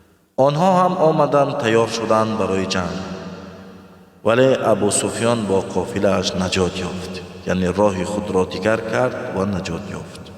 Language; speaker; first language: Persian; native; Persian